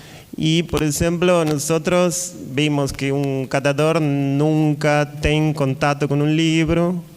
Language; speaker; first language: Portuguese; non-native, learner; Spanish